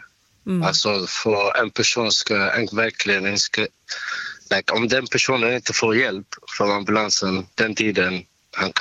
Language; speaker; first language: Swedish; non-native, learner; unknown